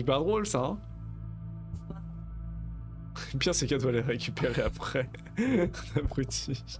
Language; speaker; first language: French; native; French